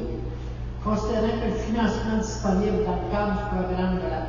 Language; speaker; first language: French; native; French